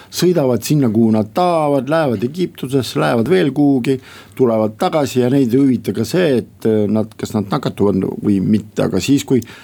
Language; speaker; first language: Estonian; non-native, local second language; Russian